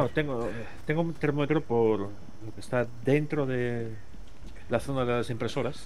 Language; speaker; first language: Spanish; native; Spanish